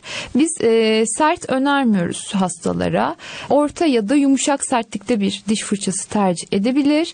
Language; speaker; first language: Turkish; native; Turkish